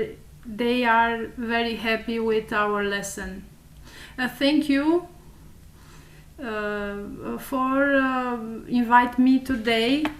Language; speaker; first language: English; non-native, learner; Romanian